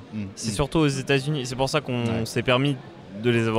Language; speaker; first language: French; native; French